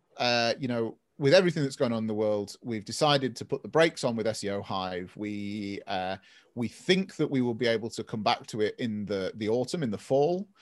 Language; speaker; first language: English; native; English